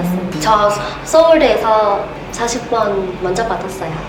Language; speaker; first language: Korean; non-native, learner; Vietnamese